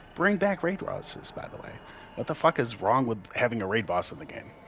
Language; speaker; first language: English; native; English